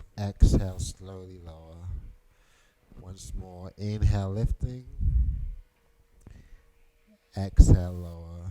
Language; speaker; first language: English; native; English